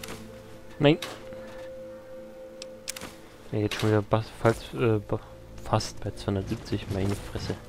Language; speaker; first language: German; native; German